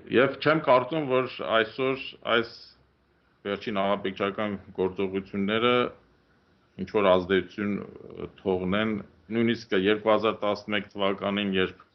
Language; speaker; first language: Armenian; native; Armenian